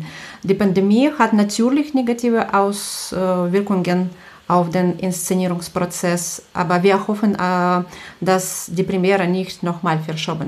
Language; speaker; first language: German; non-native, fluent; Russian